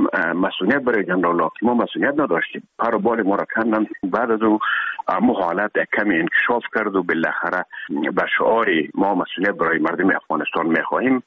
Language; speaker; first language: Persian; native; Persian